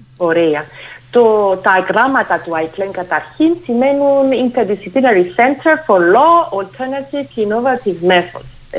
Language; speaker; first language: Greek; non-native, fluent; French